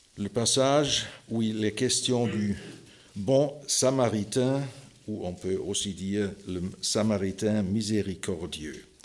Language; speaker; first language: French; non-native, fluent; German